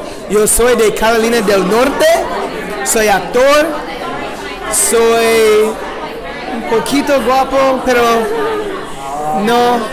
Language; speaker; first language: Spanish; non-native, learner; English